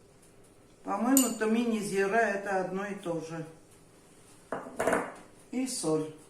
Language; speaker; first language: Russian; non-native, fluent; Armenian